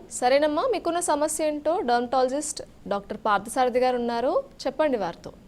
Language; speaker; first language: Telugu; native; Telugu